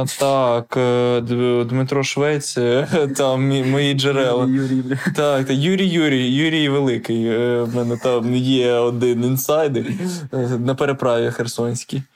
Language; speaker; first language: Ukrainian; non-native, local second language; Russian